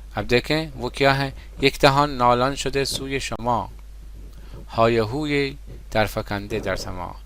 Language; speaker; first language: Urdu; non-native, fluent; Persian